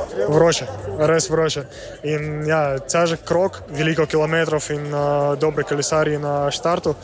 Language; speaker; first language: Slovenian; non-native, learner; Russian